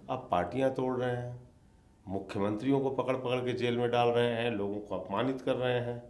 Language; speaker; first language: Hindi; native; Hindi